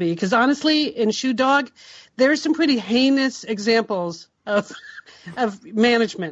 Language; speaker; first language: English; native; English